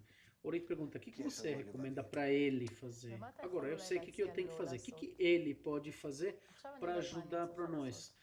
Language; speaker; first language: Portuguese; non-native, fluent; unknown